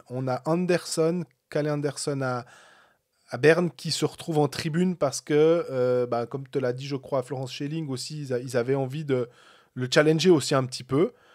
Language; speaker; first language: French; native; French